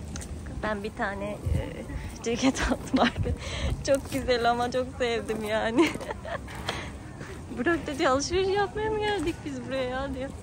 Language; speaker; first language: Korean; non-native, learner; Turkish